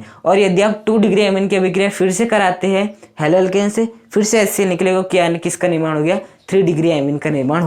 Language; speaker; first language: Hindi; native; Hindi